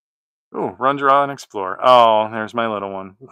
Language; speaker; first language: English; native; English